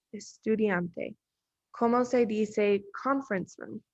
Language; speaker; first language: Spanish; non-native, learner; English